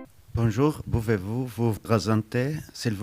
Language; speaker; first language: French; non-native, learner; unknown